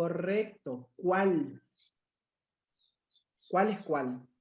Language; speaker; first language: Spanish; native; Spanish